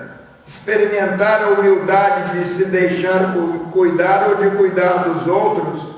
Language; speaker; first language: Portuguese; native; Portuguese